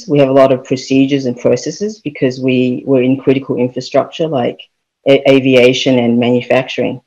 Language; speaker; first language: English; native; English